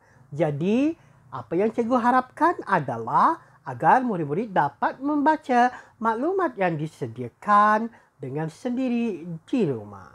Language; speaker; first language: Malay; native; Malay